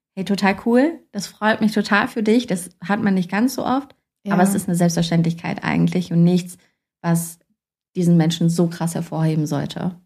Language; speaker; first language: German; native; German